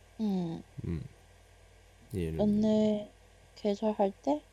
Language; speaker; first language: Korean; non-native, learner; Chinese